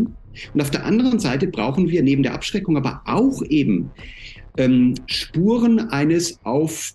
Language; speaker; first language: German; native; German